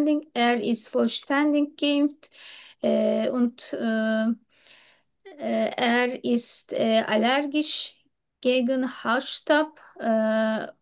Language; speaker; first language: German; non-native, learner; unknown